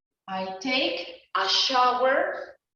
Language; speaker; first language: English; non-native, learner; Spanish